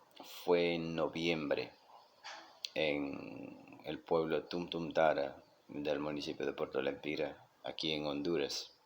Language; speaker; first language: Spanish; non-native, local second language; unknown